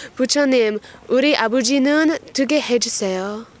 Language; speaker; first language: Korean; non-native, learner; English